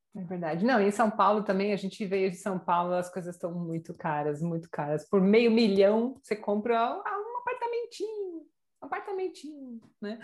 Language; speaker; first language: Portuguese; native; Portuguese